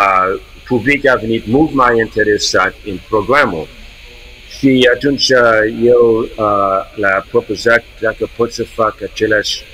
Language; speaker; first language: Romanian; early bilingual, heritage; English